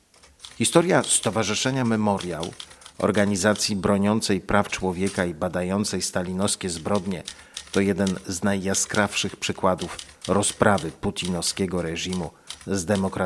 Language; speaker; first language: Polish; native; Polish